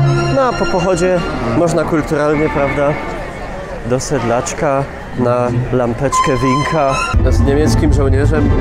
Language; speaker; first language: Polish; native; Polish